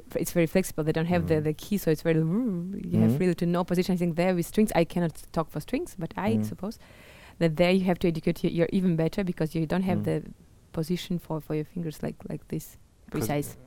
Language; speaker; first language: English; non-native, fluent; Russian